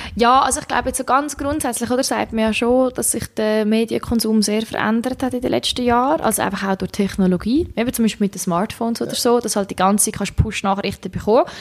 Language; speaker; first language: German; native; German